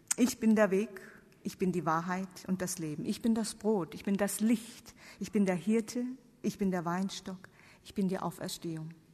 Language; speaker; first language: German; non-native, fluent; Korean